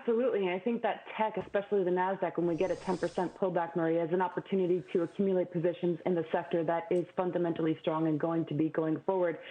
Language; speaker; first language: English; native; English